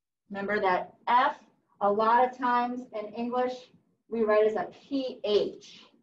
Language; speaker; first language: English; native; English